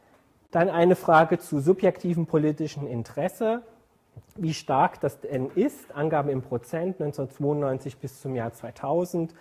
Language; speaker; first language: German; native; German